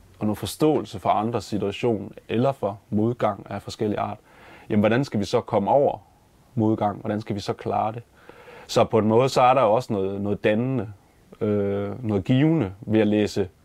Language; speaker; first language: Danish; native; Danish